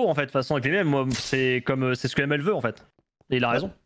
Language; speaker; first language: French; native; French